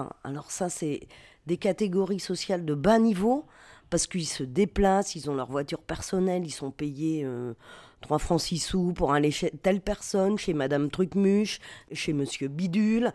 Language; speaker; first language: French; native; French